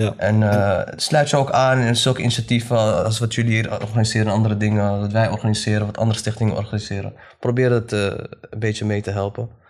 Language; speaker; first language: Dutch; early bilingual, other home language; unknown